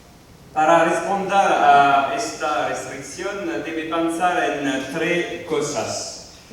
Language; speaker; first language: Spanish; non-native, learner; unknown